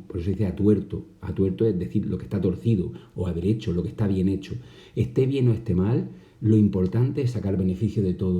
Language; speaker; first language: Spanish; native; Spanish